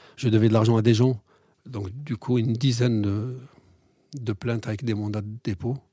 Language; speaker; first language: French; non-native, local second language; Arabic